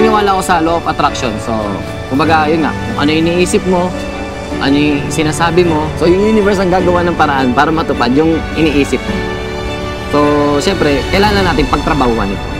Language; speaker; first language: Filipino; native; Filipino